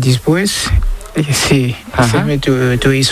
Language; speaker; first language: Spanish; non-native, learner; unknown